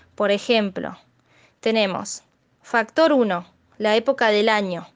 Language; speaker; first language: Spanish; native; Spanish